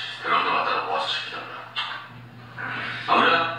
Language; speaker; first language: Korean; native; Korean